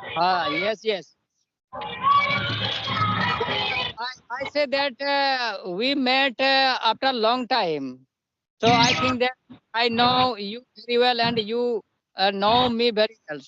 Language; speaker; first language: English; non-native, learner; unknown